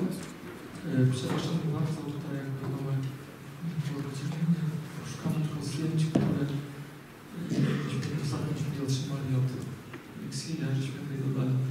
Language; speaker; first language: Polish; native; Polish